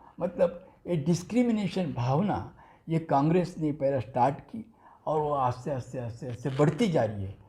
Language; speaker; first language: Hindi; non-native, local second language; Gujarati